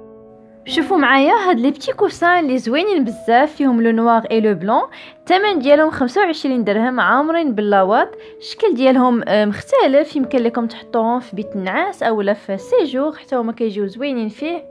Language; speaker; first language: Arabic; native; Arabic